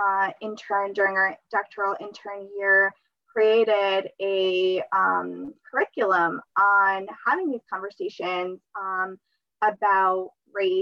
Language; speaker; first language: English; early bilingual, other home language; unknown